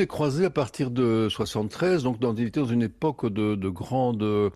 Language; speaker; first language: French; native; French